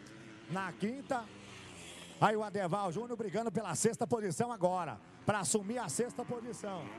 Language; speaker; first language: Portuguese; native; Portuguese